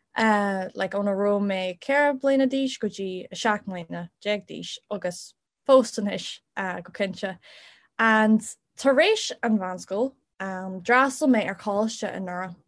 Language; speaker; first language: Irish; non-native, local second language; English